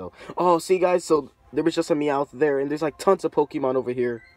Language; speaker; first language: English; native; English